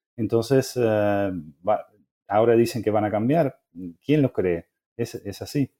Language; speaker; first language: Spanish; non-native, fluent; Dutch